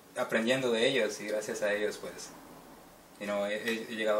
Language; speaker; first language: Spanish; early bilingual, heritage; Spanish